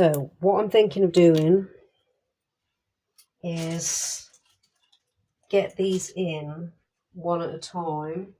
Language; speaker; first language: English; native; English